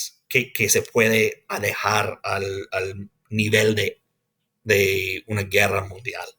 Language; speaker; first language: Spanish; non-native, fluent; English